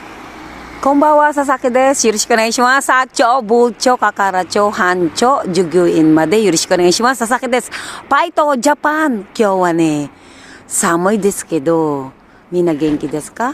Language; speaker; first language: Japanese; non-native, learner; Filipino